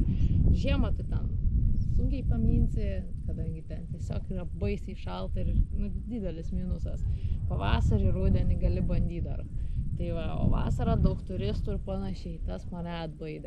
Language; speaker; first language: Lithuanian; native; Lithuanian